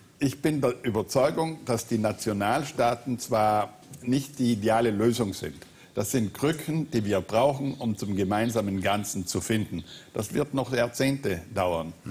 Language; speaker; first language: German; native; German